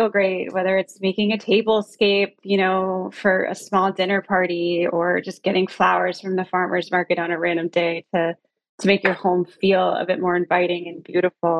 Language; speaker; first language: English; native; English